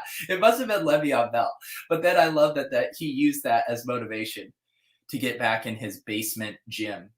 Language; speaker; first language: English; native; English